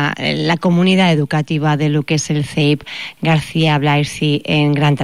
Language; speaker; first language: Spanish; native; Spanish